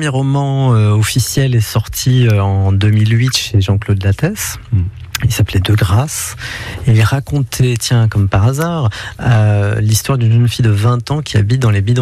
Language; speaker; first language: French; non-native, local second language; Kabyle